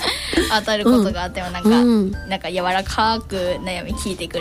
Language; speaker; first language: Japanese; native; Japanese